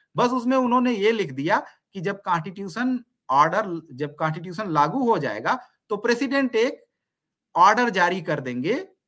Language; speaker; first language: Hindi; native; Hindi